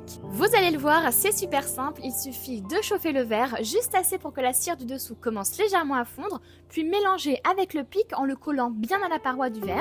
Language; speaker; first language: French; native; French